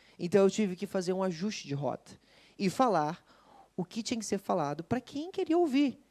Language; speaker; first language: Portuguese; native; Portuguese